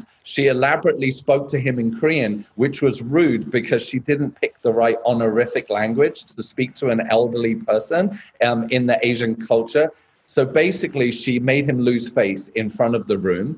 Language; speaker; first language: English; native; English